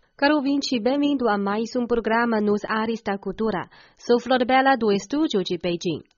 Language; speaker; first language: Portuguese; non-native, fluent; Chinese